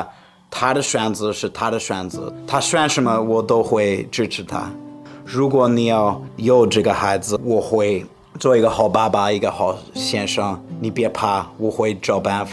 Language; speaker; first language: Chinese; non-native, fluent; English